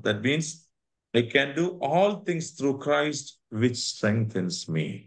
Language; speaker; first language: English; non-native, local second language; Malayalam